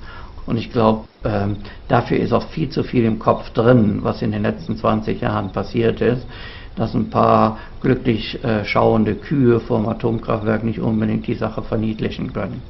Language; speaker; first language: German; native; German